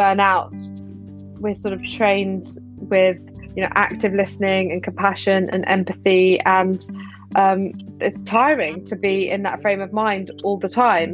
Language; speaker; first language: English; native; English